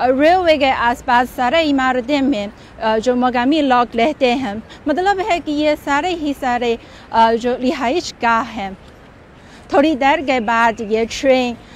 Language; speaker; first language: Urdu; non-native, fluent; Chinese